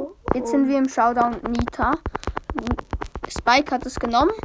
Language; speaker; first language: German; native; German